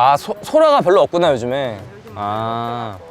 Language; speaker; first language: Korean; native; Korean